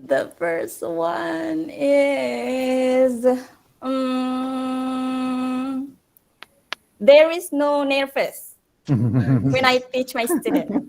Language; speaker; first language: English; non-native, learner; Indonesian